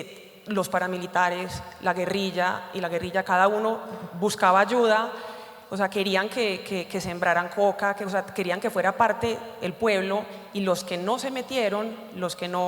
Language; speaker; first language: Spanish; native; Spanish